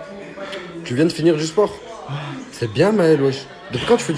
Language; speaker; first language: French; native; French